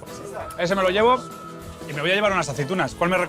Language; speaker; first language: Spanish; native; Spanish